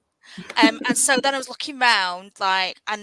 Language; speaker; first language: English; native; English